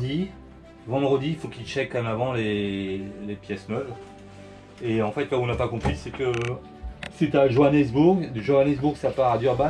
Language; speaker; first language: French; native; French